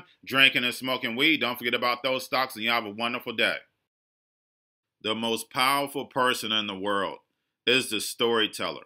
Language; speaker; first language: English; native; English